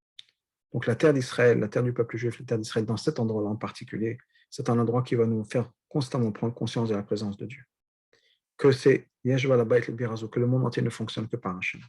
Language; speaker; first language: French; native; French